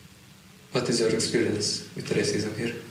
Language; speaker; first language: English; non-native, fluent; Slovenian